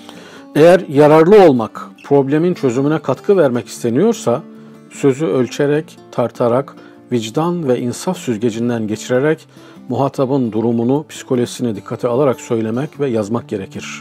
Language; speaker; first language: Turkish; native; Turkish